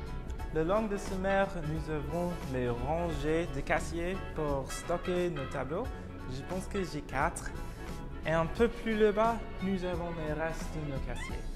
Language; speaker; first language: French; non-native, learner; English